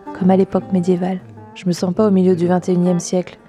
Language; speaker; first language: French; native; French